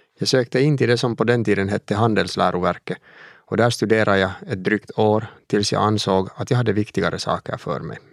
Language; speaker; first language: Swedish; native; Swedish